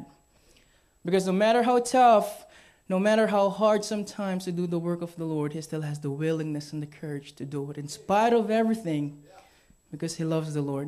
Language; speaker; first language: English; non-native, local second language; Filipino